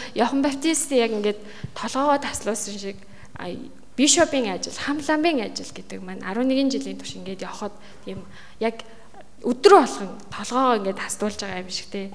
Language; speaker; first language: Mongolian; native; Mongolian